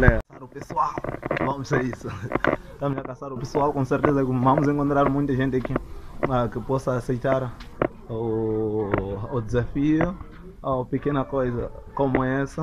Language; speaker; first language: Portuguese; non-native, local second language; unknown